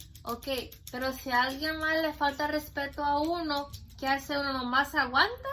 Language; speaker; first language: Spanish; early bilingual, heritage; Spanish